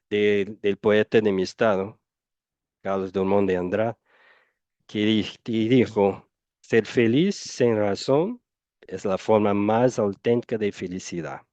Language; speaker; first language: Spanish; non-native, fluent; Portuguese